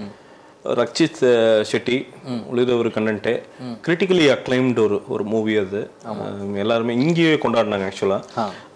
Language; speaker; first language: Tamil; native; Tamil